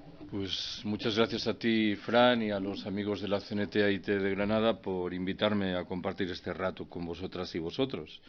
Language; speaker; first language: Spanish; native; Spanish